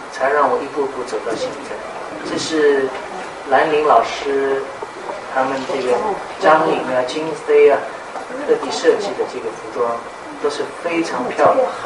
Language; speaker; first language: Chinese; native; Chinese